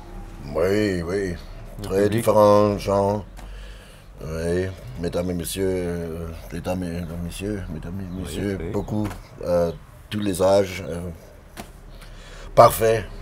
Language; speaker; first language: French; non-native, learner; German